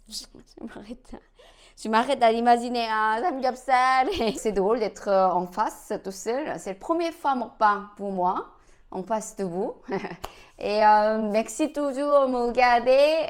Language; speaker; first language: French; non-native, learner; Korean